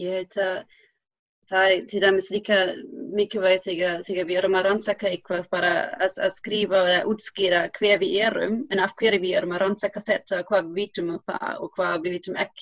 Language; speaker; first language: Icelandic; non-native, learner; German